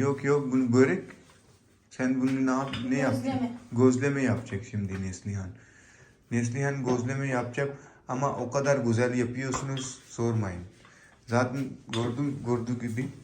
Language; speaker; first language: Turkish; non-native, learner; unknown